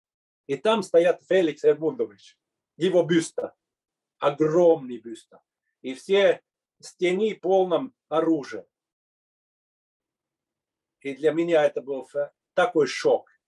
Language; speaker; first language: Russian; non-native, fluent; Finnish